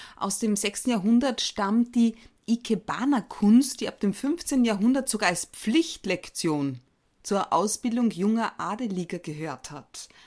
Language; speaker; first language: German; native; German